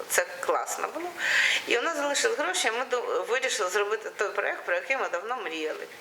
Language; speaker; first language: Ukrainian; non-native, local second language; Russian